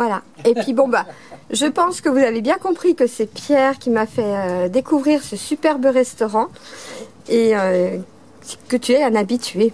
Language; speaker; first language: French; native; French